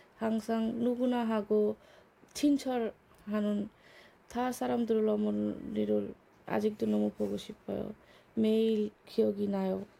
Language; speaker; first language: Korean; non-native, learner; Bangla